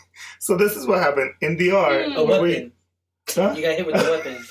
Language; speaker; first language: English; early bilingual, other home language; Spanish